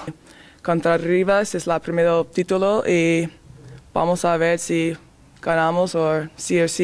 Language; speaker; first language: Spanish; non-native, learner; English